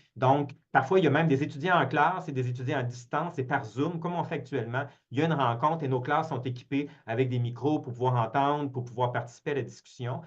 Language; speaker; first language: French; native; French